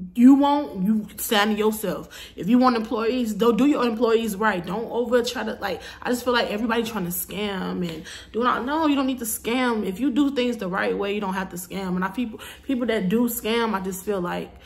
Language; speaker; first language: English; native; English